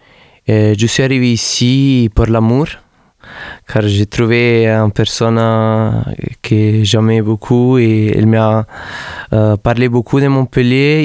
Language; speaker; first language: French; non-native, fluent; Italian